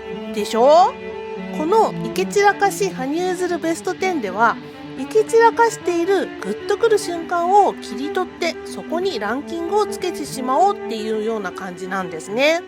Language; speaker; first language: Japanese; native; Japanese